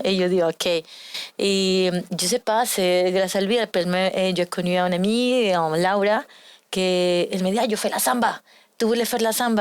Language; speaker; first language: French; non-native, learner; Spanish